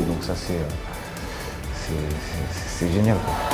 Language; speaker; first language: French; native; French